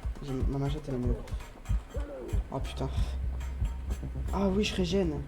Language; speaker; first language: French; native; French